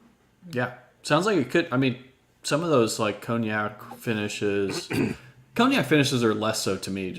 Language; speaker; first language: English; native; English